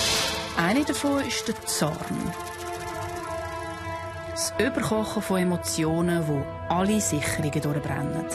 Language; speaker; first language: German; native; German